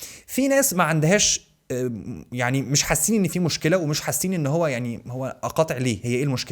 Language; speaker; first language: Arabic; native; Arabic